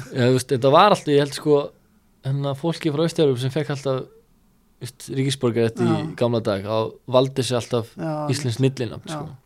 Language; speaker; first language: Icelandic; early bilingual, other home language; Serbian